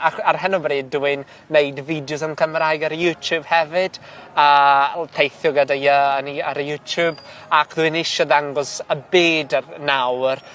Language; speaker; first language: Welsh; non-native, learner; Portuguese